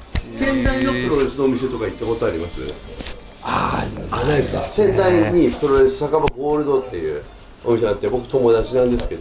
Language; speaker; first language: Japanese; native; Japanese